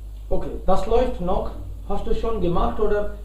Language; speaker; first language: German; non-native, fluent; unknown